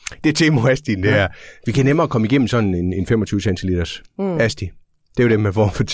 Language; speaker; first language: Danish; native; Danish